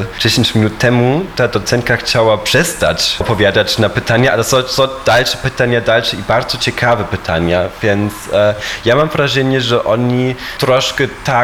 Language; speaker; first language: Polish; non-native, fluent; German